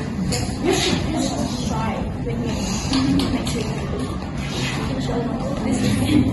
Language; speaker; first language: English; non-native, learner; Indonesian